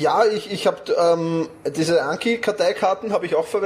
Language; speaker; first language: German; native; German